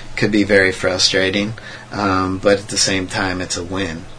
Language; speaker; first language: English; native; English